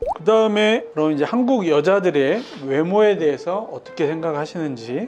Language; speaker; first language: Korean; native; Korean